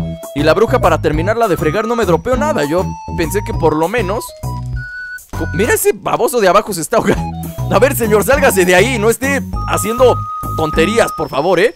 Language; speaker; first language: Spanish; native; Spanish